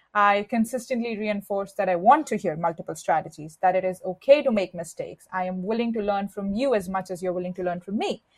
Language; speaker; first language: English; non-native, local second language; Hindi